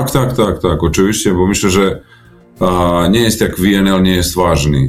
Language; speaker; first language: Polish; non-native, learner; Serbian